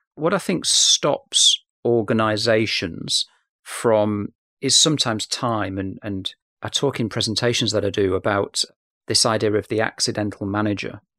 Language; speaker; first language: English; native; English